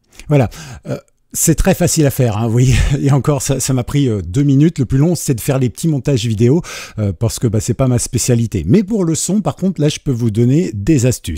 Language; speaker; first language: French; native; French